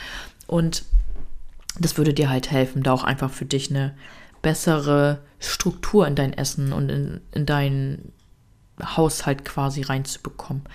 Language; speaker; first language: German; native; German